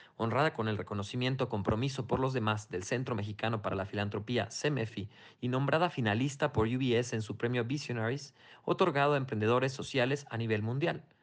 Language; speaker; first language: Spanish; native; Spanish